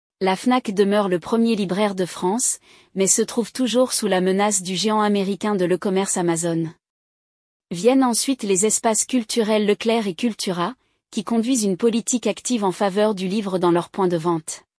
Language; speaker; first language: French; native; French